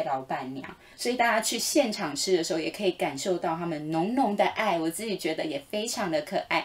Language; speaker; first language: Chinese; native; Chinese